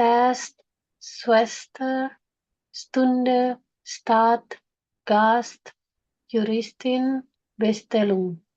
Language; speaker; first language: German; non-native, learner; Indonesian